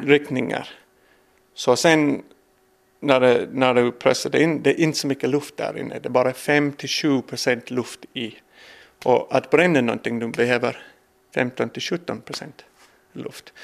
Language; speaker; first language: Swedish; non-native, learner; English